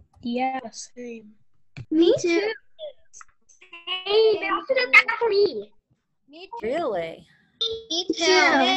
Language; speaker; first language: English; native; English